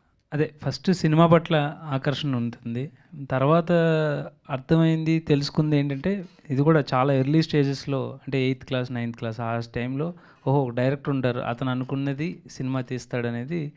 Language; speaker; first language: Telugu; native; Telugu